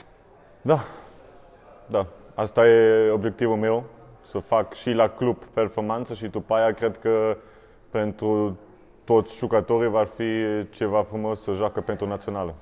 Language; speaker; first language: Romanian; early bilingual, heritage; German